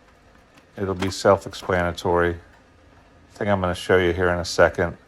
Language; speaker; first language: English; native; English